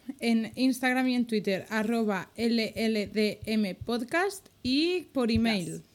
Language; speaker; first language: Spanish; native; Spanish